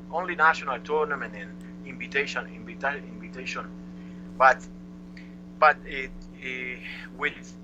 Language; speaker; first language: English; non-native, learner; Spanish